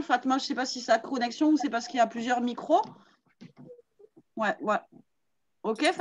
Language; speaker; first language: French; native; French